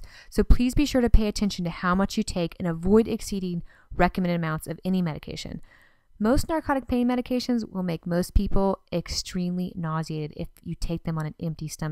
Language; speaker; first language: English; native; English